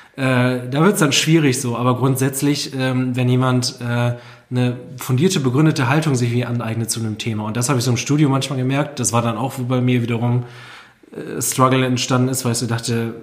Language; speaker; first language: German; native; German